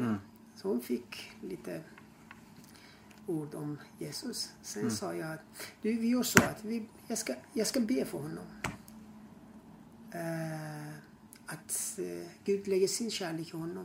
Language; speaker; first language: Swedish; non-native, fluent; Persian